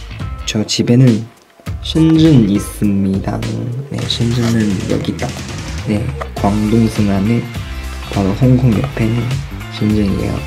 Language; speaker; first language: Korean; non-native, learner; Chinese